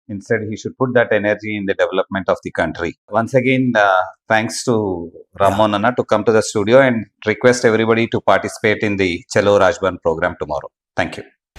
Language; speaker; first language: English; non-native, local second language; Telugu